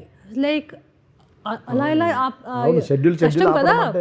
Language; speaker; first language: Telugu; non-native, learner; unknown